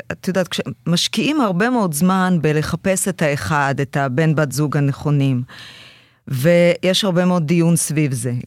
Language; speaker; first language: Hebrew; early bilingual, other home language; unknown